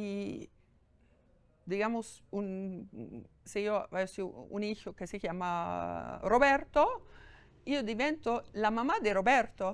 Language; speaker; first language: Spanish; non-native, fluent; German